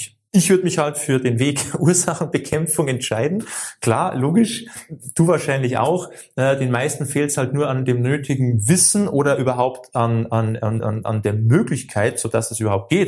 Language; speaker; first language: German; native; German